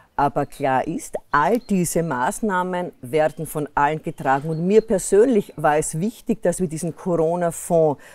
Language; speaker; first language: German; native; German